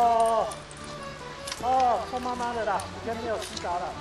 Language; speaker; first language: Chinese; native; Chinese